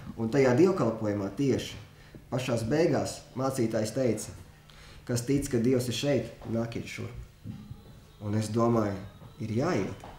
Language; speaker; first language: Latvian; non-native, local second language; Russian